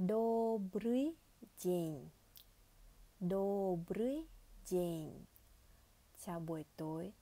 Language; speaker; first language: Russian; non-native, fluent; Vietnamese